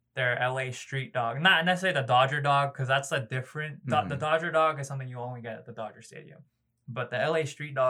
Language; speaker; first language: English; early bilingual, other home language; Cebuano